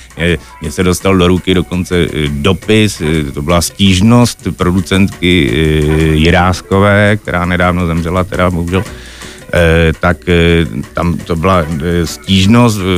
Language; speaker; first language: Czech; native; Czech